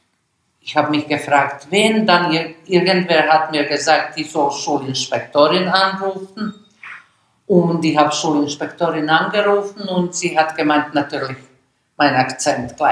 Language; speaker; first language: German; non-native, fluent; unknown